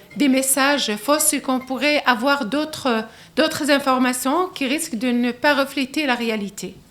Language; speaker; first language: French; non-native, local second language; Arabic